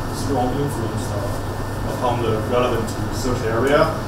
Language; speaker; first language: English; non-native, fluent; Chinese